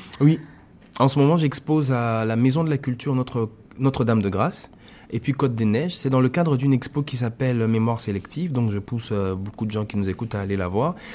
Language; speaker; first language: French; non-native, local second language; Lingala